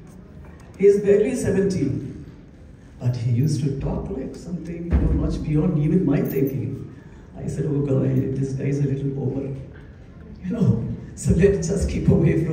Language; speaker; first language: Telugu; native; Telugu